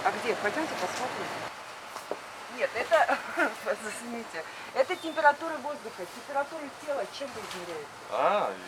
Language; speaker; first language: Russian; native; Russian